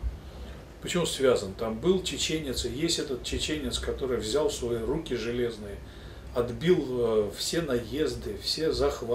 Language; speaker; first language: Russian; native; Russian